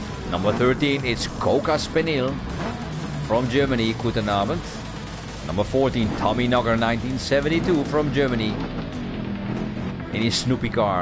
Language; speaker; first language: English; non-native, fluent; Dutch